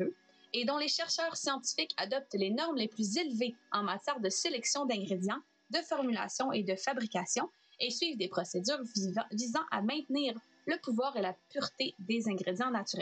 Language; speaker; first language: French; native; French